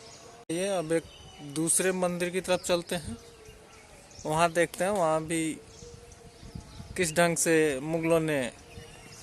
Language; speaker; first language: Hindi; native; Hindi